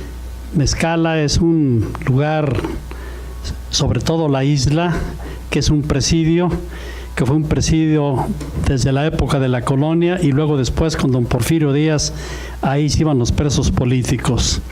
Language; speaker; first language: Spanish; native; Spanish